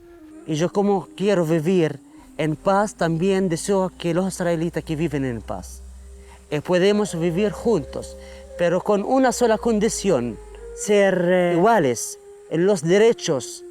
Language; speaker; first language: Spanish; non-native, fluent; Arabic